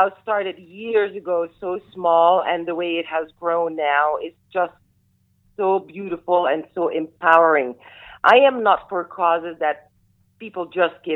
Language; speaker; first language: English; non-native, fluent; Dutch